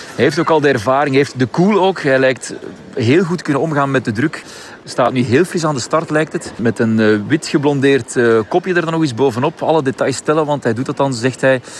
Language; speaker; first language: Dutch; native; Dutch